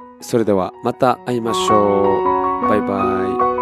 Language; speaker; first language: Japanese; non-native, fluent; Korean